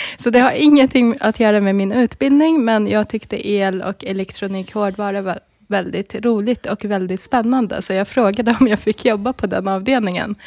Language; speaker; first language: Swedish; early bilingual, other home language; Arabic